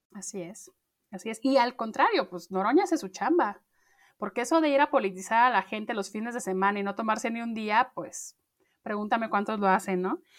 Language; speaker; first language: Spanish; native; Spanish